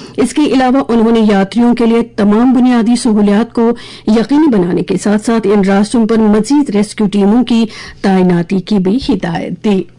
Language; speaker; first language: Urdu; non-native, local second language; Kashmiri